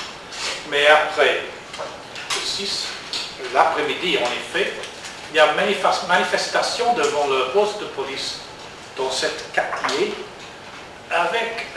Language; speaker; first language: French; non-native, learner; English